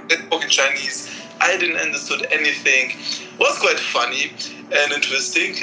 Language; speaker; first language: English; non-native, fluent; Arabic